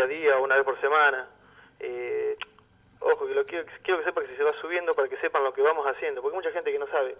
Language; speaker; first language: Spanish; native; Spanish